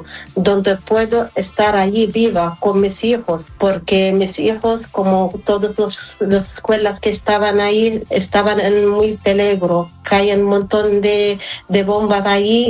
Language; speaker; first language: Spanish; non-native, fluent; Arabic